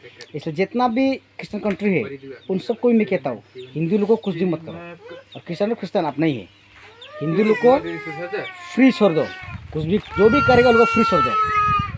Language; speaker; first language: Hindi; non-native, local second language; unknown